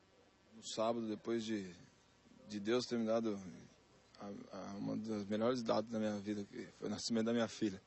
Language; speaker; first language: Portuguese; native; Portuguese